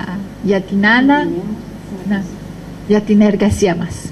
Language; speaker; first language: Greek; non-native, learner; Italian